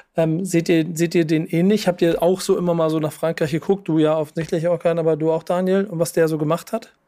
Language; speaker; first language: German; native; German